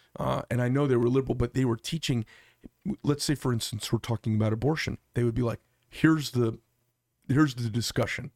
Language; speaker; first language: English; native; English